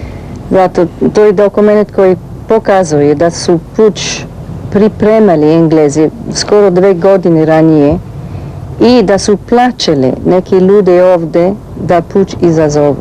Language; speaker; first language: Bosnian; early bilingual, heritage; Bosnian